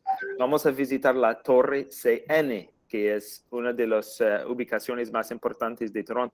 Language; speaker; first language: Spanish; non-native, fluent; English